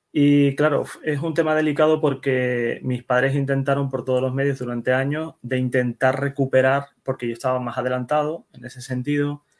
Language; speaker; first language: Spanish; early bilingual, other home language; Dutch